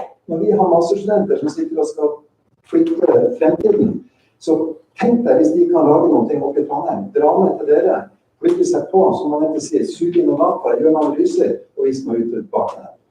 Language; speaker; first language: Norwegian; native; Norwegian